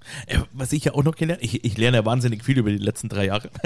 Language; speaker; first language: German; native; German